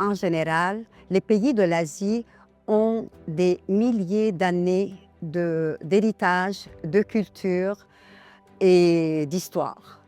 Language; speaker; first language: French; non-native, local second language; Arabic